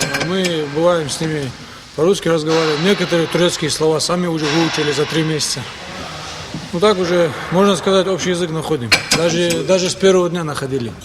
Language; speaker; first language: Russian; non-native, local second language; Ingush